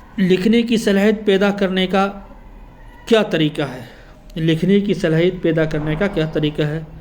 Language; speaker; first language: Urdu; native; Urdu